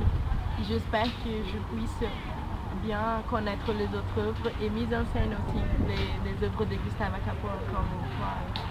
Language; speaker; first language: French; non-native, learner; Portuguese